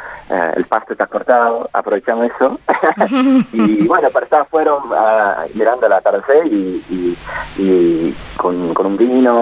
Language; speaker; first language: Spanish; non-native, fluent; English